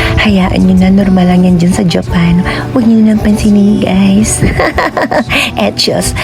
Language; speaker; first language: Filipino; native; Filipino